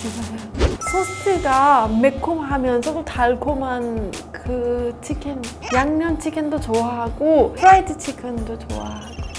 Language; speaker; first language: Korean; non-native, fluent; Persian